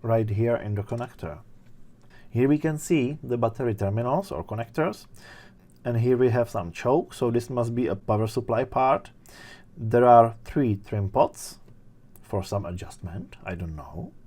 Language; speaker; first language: English; non-native, fluent; Czech